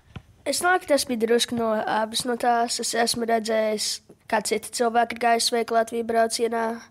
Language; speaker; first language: Latvian; early bilingual, heritage; English